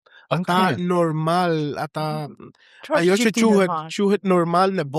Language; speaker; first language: Albanian; non-native, learner; Spanish